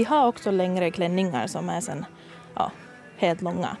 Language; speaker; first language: Swedish; non-native, fluent; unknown